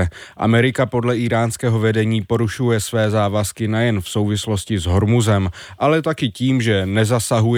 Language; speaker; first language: Czech; native; Czech